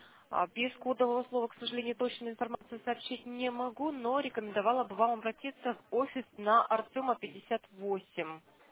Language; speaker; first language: Russian; native; Russian